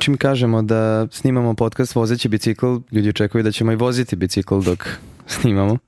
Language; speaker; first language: Serbian; native; Serbian